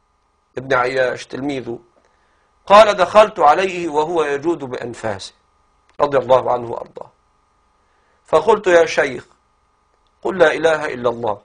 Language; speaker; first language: Arabic; native; Arabic